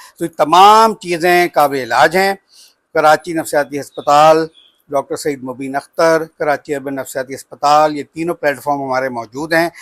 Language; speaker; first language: Urdu; native; Urdu